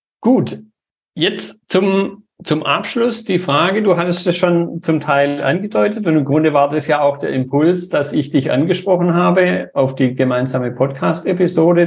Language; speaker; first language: German; native; German